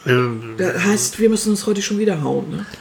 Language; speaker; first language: German; native; German